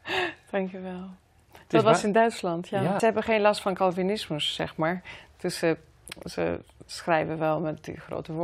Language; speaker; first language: Dutch; non-native, fluent; Greek